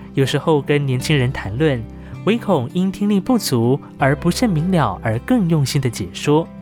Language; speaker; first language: Chinese; non-native, local second language; Amis